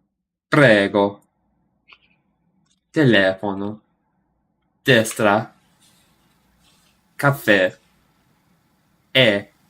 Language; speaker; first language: Italian; non-native, learner; English